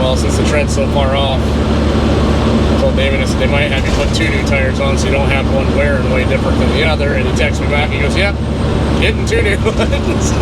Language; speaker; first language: English; native; English